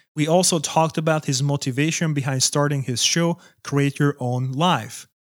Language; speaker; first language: English; non-native, fluent; Hungarian